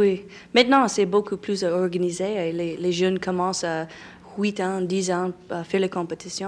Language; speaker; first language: French; non-native, learner; English